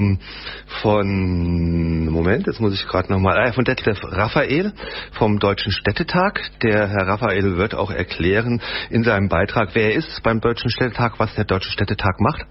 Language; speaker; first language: German; native; German